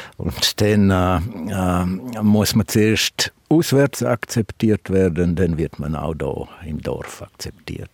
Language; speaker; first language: German; non-native, local second language; Romansh